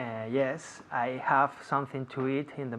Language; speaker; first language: English; non-native, learner; Spanish